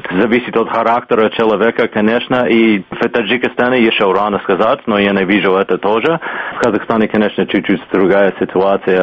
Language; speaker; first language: Russian; non-native, fluent; English